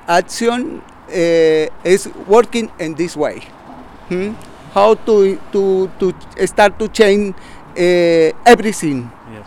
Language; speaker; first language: English; non-native, learner; Spanish